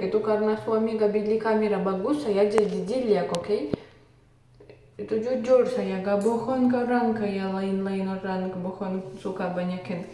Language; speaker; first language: Indonesian; non-native, learner; Russian